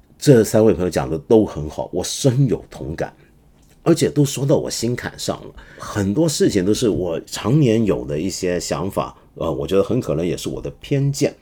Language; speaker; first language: Chinese; non-native, local second language; Cantonese